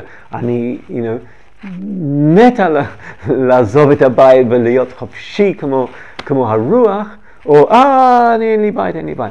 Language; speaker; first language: Hebrew; non-native, learner; English